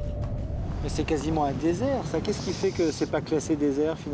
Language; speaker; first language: French; native; French